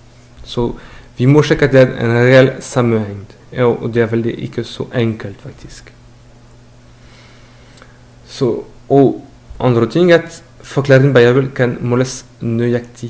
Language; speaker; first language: Norwegian; non-native, fluent; French